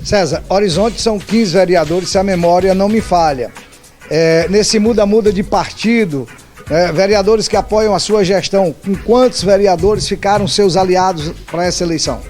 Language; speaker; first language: Portuguese; native; Portuguese